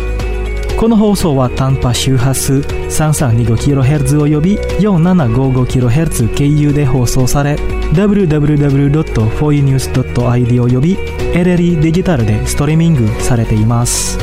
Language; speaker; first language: Japanese; non-native, fluent; Indonesian